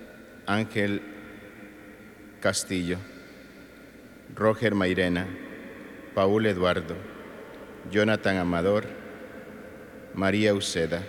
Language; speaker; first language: Spanish; native; Spanish